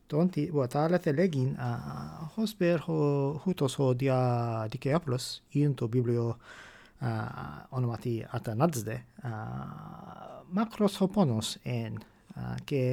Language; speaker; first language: Greek; non-native, fluent; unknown